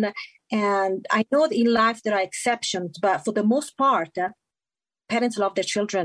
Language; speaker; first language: English; non-native, fluent; Italian